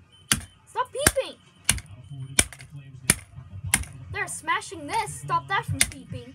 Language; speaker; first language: English; native; English